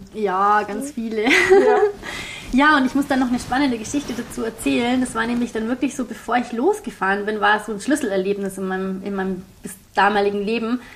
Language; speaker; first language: German; early bilingual, heritage; German